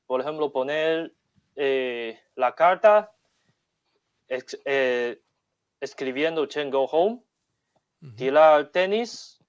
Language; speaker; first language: Spanish; non-native, learner; Chinese